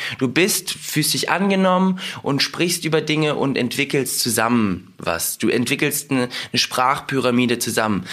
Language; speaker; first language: German; early bilingual, other home language; Russian